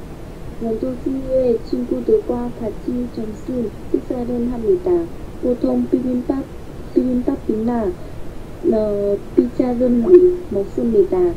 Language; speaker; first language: Korean; non-native, learner; Vietnamese